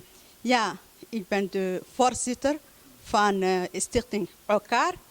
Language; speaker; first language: Dutch; early bilingual, other home language; Somali